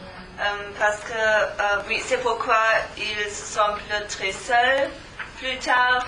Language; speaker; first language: French; non-native, learner; German